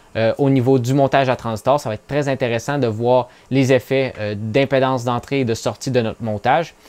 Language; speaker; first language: French; native; French